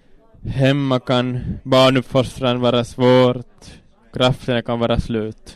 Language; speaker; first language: Swedish; non-native, local second language; Finnish